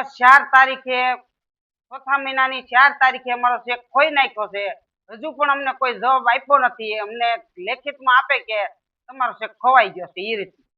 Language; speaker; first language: Gujarati; native; Gujarati